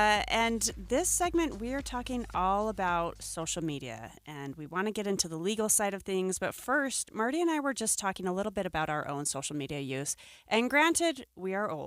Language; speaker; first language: English; native; English